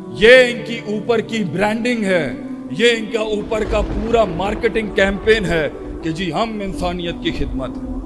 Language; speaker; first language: Urdu; native; Urdu